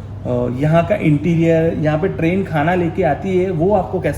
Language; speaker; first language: Hindi; native; Hindi